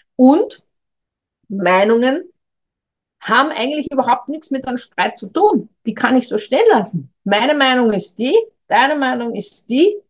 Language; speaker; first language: German; native; German